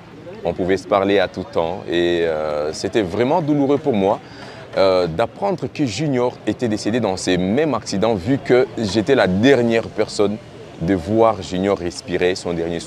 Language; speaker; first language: French; non-native, local second language; Swahili